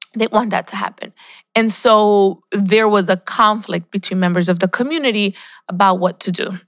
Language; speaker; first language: English; early bilingual, other home language; Spanish